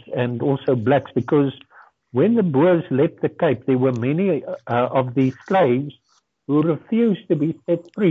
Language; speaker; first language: English; non-native, local second language; Afrikaans